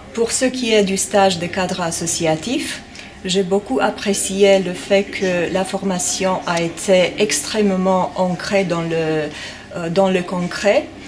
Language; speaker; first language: French; non-native, fluent; Romanian